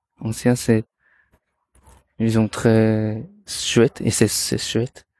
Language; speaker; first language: French; non-native, learner; Korean